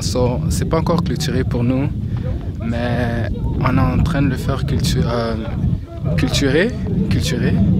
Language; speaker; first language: French; early bilingual, other home language; Lingala